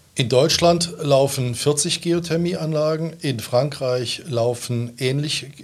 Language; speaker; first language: German; native; German